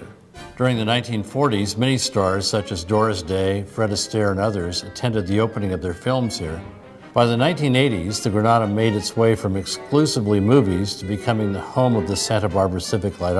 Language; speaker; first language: English; native; English